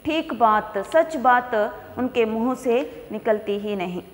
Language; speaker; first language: Hindi; non-native, local second language; Kannada